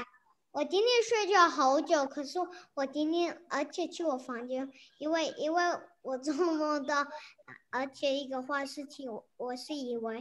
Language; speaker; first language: Chinese; early bilingual, heritage; English